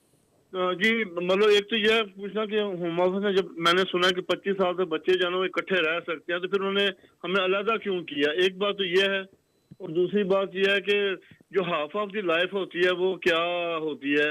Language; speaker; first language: Hindi; native; Hindi